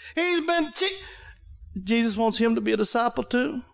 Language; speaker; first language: English; native; English